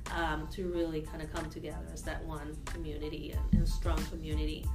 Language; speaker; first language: English; non-native, fluent; Spanish